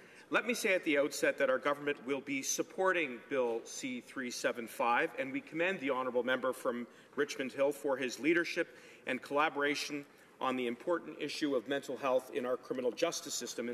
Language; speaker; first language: English; native; English